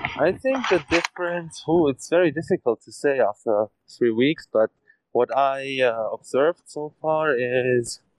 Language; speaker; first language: English; non-native, learner; German